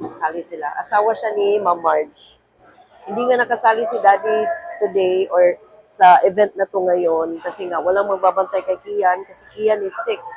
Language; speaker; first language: Filipino; non-native, local second language; Cebuano